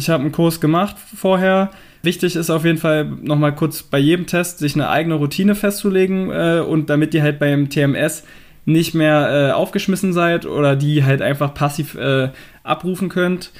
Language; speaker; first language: German; native; German